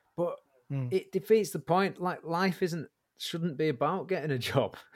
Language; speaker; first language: English; native; English